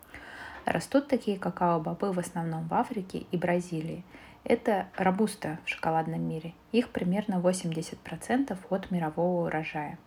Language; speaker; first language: Russian; native; Russian